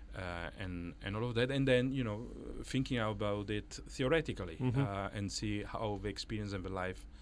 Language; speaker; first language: English; non-native, fluent; Italian